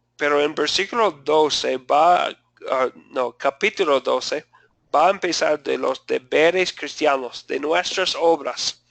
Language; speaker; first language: Spanish; non-native, fluent; English